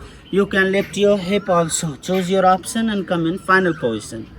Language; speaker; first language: English; non-native, local second language; Hindi